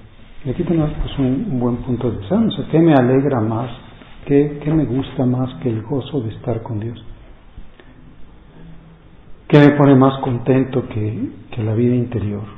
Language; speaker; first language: Spanish; native; Spanish